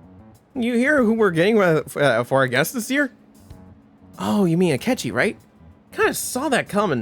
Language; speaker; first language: English; native; English